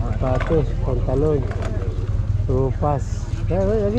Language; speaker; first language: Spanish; non-native, learner; Filipino